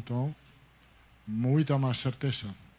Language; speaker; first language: Portuguese; non-native, fluent; Italian